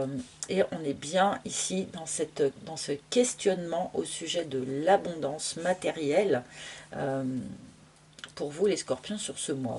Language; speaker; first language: French; native; French